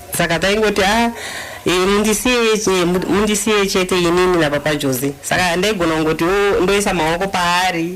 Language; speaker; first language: Shona; non-native, fluent; Luba-Lulua